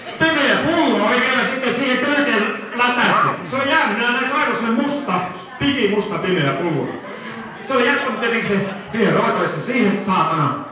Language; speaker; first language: Finnish; native; Finnish